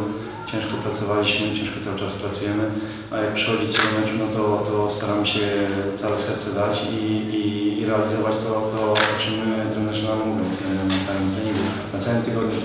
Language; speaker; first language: Polish; native; Polish